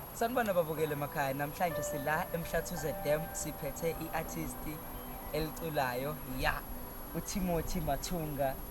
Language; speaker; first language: Zulu; native; Zulu